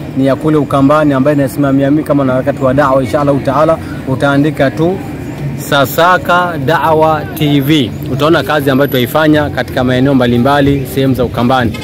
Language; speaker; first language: Swahili; non-native, local second language; Kamba